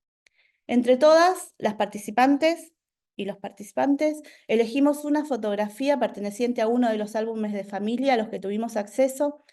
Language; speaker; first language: Spanish; native; Spanish